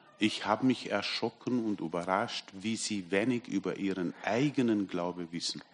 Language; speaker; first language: German; non-native, fluent; Armenian